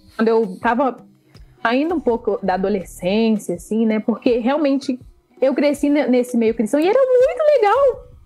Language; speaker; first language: Portuguese; early bilingual, other home language; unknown